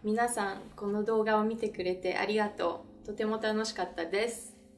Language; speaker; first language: Japanese; early bilingual, other home language; French